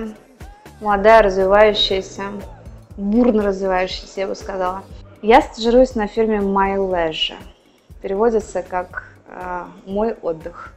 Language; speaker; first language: Russian; native; Russian